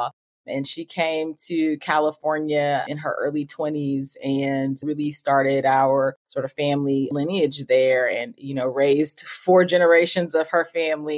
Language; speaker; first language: English; native; English